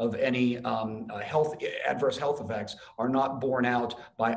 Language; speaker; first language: English; native; English